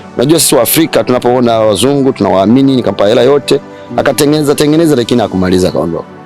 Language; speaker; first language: Swahili; non-native, local second language; Rundi